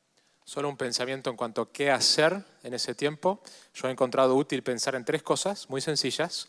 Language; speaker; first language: Spanish; native; Spanish